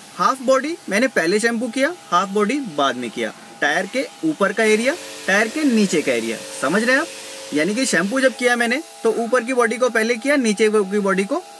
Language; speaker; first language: Hindi; native; Hindi